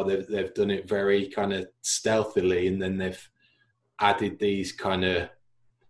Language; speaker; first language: English; native; English